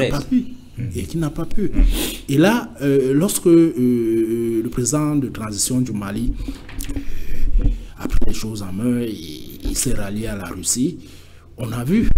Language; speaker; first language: French; native; French